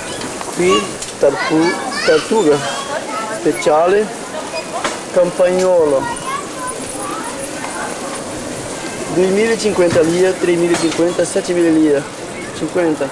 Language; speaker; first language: Italian; non-native, learner; Portuguese